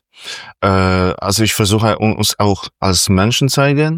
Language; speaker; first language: German; non-native, fluent; Polish